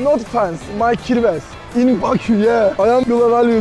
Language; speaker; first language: English; non-native, learner; Turkish